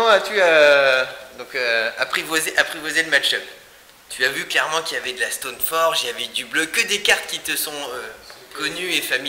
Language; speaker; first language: French; native; French